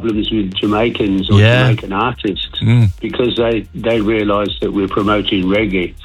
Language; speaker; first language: English; native; English